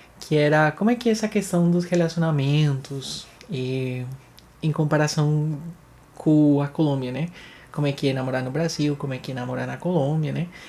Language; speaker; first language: Portuguese; non-native, fluent; Spanish